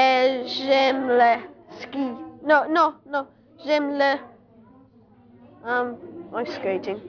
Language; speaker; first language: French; non-native, learner; English